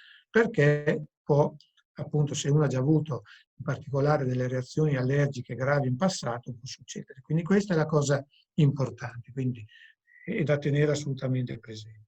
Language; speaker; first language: Italian; native; Italian